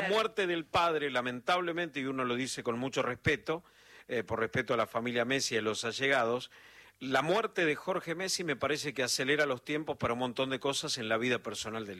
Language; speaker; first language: Spanish; native; Spanish